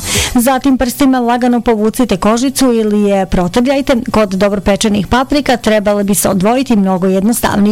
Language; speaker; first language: Bosnian; native; Bosnian